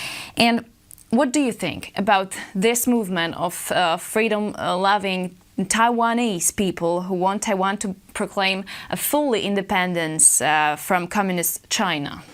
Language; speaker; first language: English; non-native, fluent; Polish